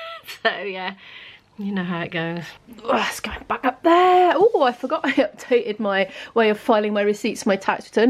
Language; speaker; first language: English; native; English